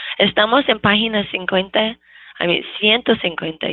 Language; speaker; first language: Spanish; non-native, fluent; English